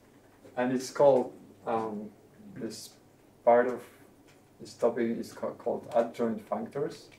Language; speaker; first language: English; non-native, fluent; Polish